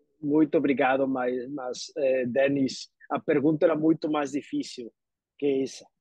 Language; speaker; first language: Portuguese; non-native, learner; Spanish